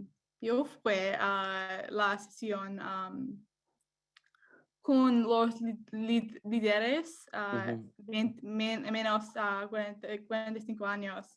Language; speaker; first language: Spanish; non-native, learner; English